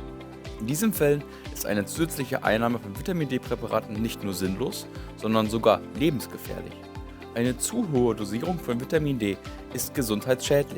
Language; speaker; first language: German; native; German